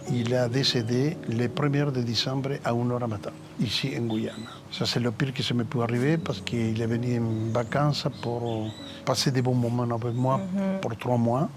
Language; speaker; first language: French; non-native, fluent; Spanish